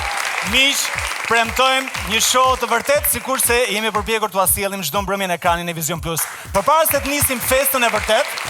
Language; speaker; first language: Albanian; native; Albanian